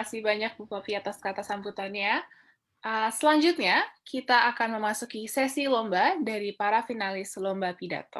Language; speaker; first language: Indonesian; native; Indonesian